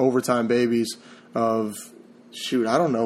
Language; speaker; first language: English; native; English